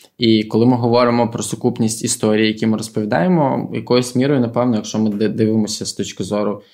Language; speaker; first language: Ukrainian; non-native, local second language; Russian